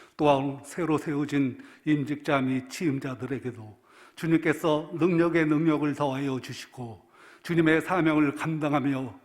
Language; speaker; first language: Korean; native; Korean